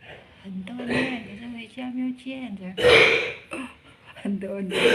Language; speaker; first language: Chinese; non-native, learner; Indonesian